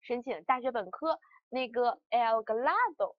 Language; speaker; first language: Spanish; non-native, fluent; Chinese